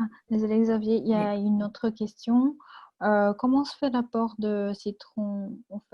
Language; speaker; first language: French; non-native, fluent; Japanese